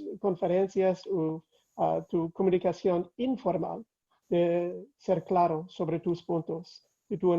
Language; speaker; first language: Spanish; non-native, fluent; English